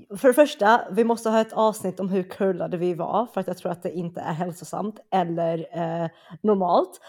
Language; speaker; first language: Swedish; early bilingual, other home language; Chinese